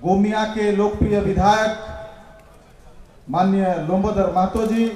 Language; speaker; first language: Hindi; non-native, local second language; Bangla